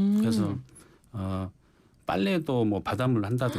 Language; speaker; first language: Korean; native; Korean